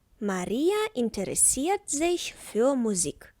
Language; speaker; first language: German; non-native, fluent; Ukrainian